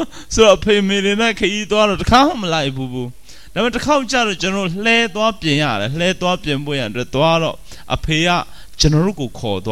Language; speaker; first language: Burmese; non-native, local second language; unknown